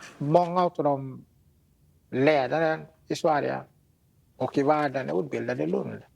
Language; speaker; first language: Swedish; non-native, fluent; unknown